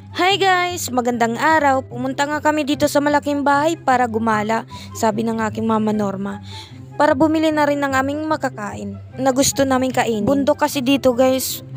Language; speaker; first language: Filipino; non-native, local second language; Cebuano